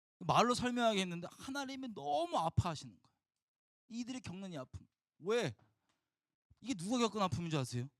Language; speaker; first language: Korean; native; Korean